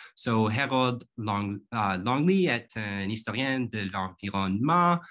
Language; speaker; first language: French; non-native, fluent; English